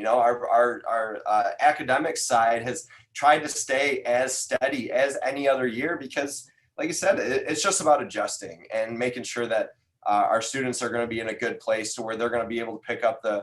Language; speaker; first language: English; native; English